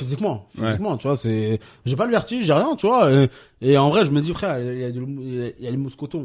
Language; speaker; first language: French; native; French